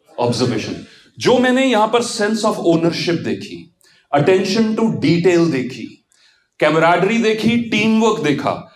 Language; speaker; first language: Hindi; non-native, local second language; Punjabi